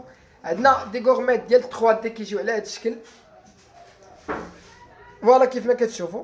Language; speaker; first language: Arabic; native; Arabic